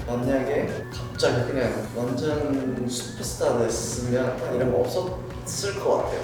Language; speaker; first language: Korean; non-native, fluent; English